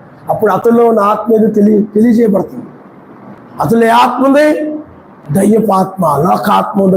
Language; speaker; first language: Telugu; native; Telugu